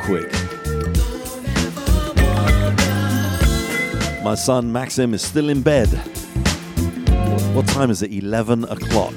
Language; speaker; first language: English; native; English